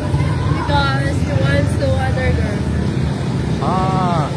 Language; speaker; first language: English; non-native, learner; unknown